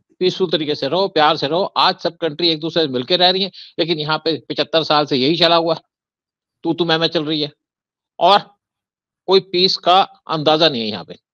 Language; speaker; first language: Hindi; native; Hindi